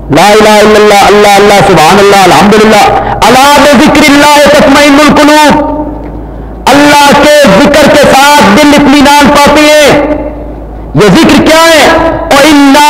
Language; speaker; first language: Urdu; non-native, local second language; Punjabi